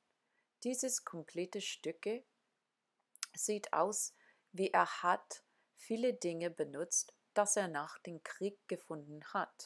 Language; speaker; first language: German; non-native, learner; English